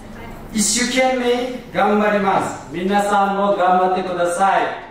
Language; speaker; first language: Japanese; non-native, learner; Nepali